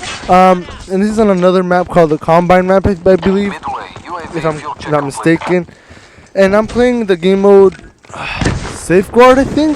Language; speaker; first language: English; native; English